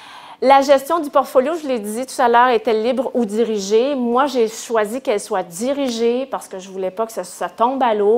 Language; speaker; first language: French; native; French